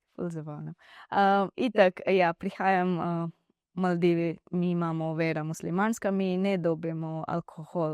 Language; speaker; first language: Slovenian; non-native, learner; Divehi